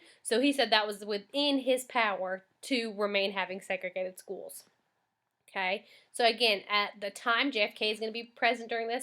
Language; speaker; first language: English; native; English